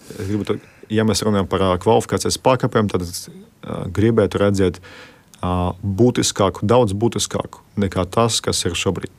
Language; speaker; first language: Latvian; non-native, local second language; Russian